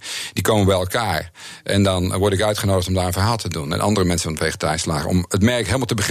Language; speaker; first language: Dutch; native; Dutch